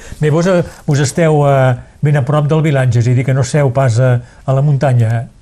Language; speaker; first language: Catalan; native; Catalan